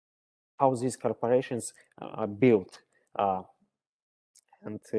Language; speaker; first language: English; non-native, learner; Russian